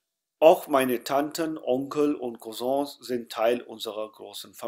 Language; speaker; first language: German; non-native, fluent; Urdu